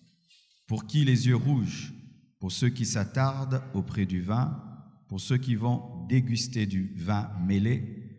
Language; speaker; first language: French; non-native, local second language; Lingala